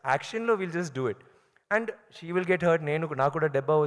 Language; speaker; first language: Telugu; non-native, learner; Tamil